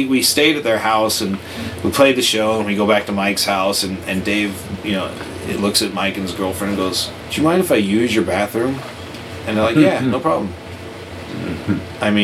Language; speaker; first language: English; native; English